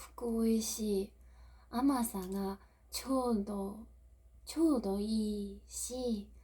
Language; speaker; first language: Japanese; non-native, learner; English